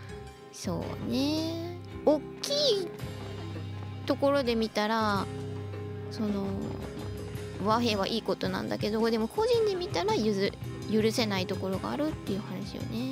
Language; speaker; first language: Japanese; native; Japanese